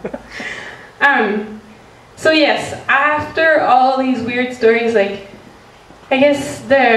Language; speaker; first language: English; non-native, fluent; French